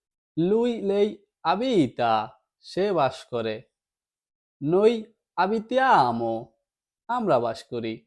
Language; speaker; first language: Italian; non-native, fluent; Bangla